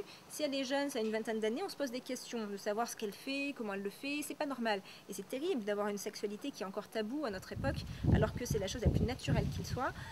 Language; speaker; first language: French; native; French